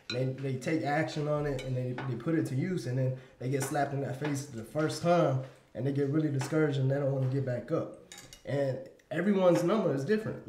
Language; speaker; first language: English; native; English